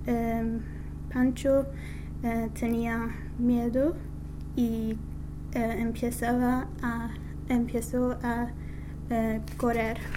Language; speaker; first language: Spanish; non-native, learner; English